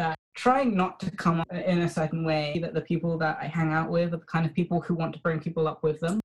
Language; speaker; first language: English; native; English